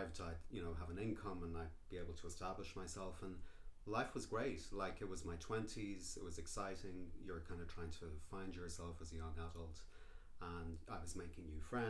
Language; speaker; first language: English; native; English